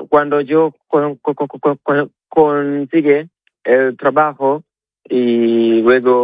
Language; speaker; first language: Spanish; non-native, learner; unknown